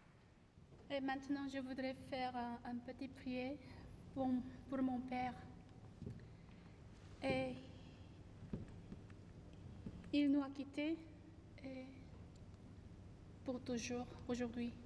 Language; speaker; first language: French; non-native, learner; Korean